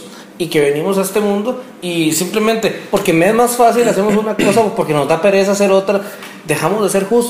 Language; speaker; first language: Spanish; native; Spanish